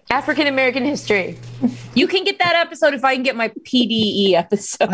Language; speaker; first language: English; native; English